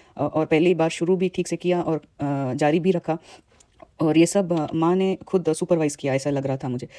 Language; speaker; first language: Hindi; non-native, local second language; Tamil